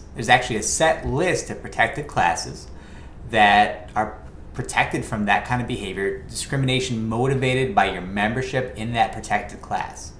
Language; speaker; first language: English; native; English